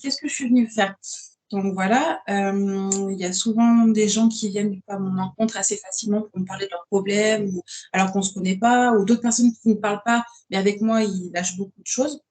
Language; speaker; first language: French; native; French